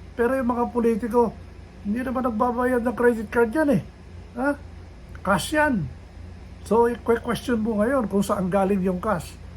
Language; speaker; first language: Filipino; non-native, local second language; Iloko